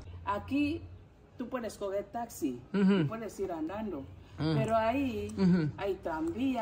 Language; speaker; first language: Spanish; non-native, fluent; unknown